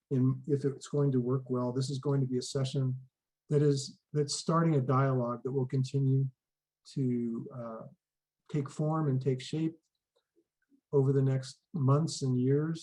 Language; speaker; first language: English; native; English